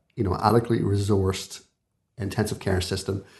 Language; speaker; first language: English; native; English